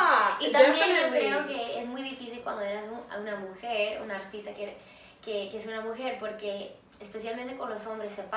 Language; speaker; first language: Spanish; early bilingual, heritage; English